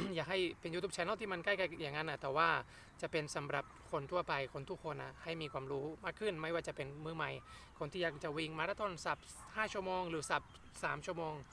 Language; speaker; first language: Thai; non-native, fluent; Spanish